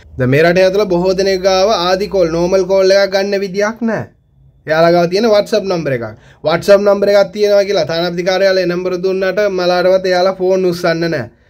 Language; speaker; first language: Sinhala; native; Sinhala